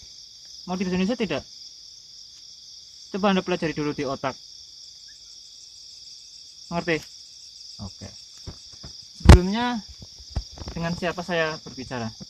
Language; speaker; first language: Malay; non-native, local second language; Javanese